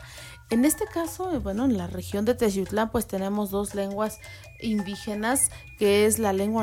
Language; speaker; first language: Spanish; native; Spanish